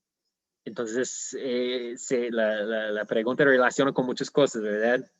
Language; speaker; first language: Spanish; non-native, fluent; English